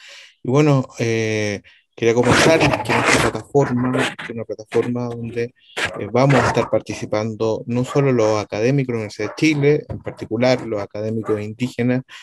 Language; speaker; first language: Spanish; native; Spanish